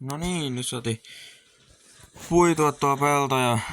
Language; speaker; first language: Finnish; native; Finnish